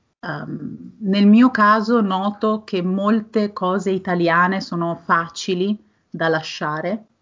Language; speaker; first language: Italian; native; Italian